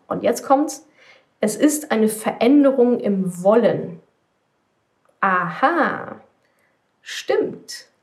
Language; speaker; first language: German; native; German